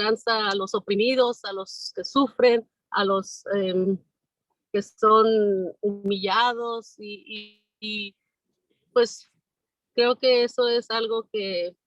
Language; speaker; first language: Spanish; native; Spanish